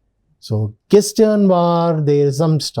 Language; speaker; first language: German; non-native, learner; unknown